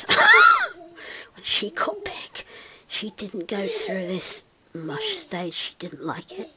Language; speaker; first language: English; native; English